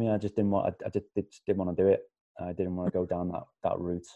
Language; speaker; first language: English; native; English